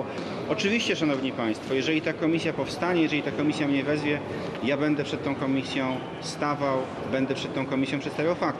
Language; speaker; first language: Polish; native; Polish